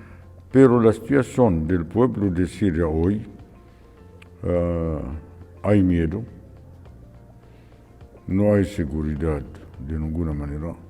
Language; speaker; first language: Spanish; non-native, fluent; Arabic